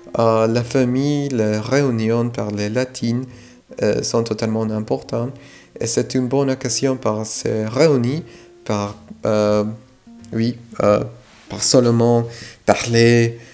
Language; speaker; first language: French; non-native, fluent; Spanish